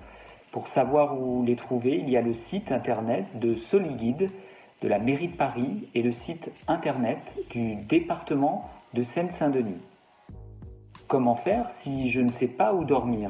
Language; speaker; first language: French; native; French